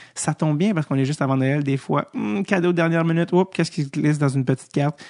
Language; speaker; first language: French; native; French